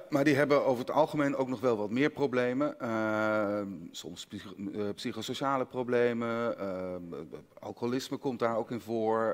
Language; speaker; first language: Dutch; native; Dutch